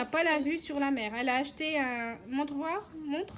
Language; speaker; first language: French; native; French